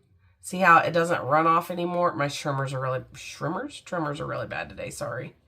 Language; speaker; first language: English; native; English